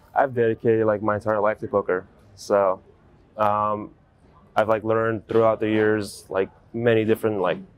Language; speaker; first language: English; native; English